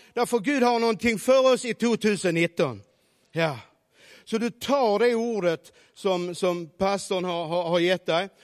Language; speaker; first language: Norwegian; non-native, fluent; Swedish